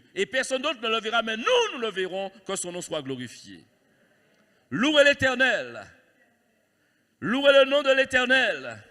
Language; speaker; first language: French; native; French